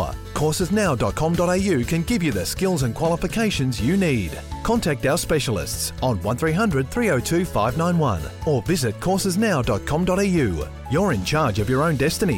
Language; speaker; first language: English; native; English